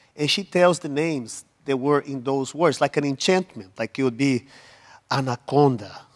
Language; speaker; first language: English; non-native, fluent; Portuguese